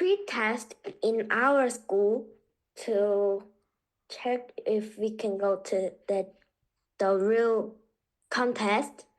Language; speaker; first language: English; non-native, learner; Korean